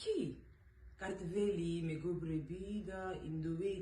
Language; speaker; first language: Georgian; non-native, learner; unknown